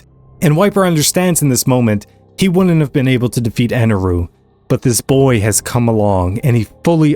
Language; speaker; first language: English; native; English